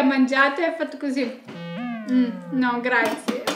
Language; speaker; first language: Italian; non-native, fluent; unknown